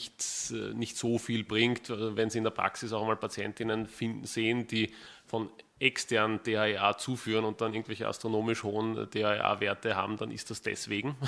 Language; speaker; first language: German; native; German